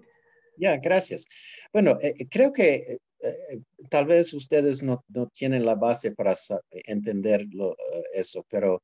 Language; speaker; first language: Spanish; non-native, fluent; English